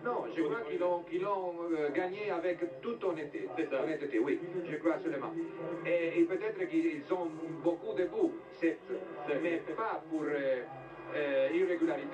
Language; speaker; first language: French; non-native, fluent; Italian